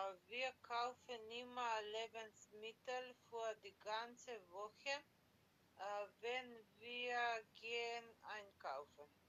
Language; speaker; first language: German; non-native, learner; Macedonian